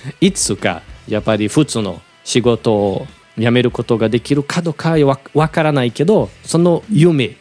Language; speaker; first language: Japanese; non-native, learner; Portuguese